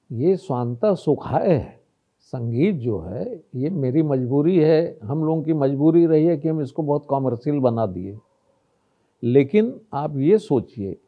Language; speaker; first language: Hindi; native; Hindi